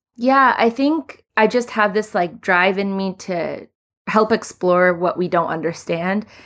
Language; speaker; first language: English; early bilingual, other home language; Hindi